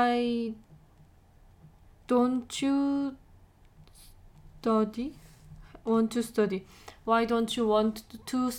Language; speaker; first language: English; non-native, learner; Korean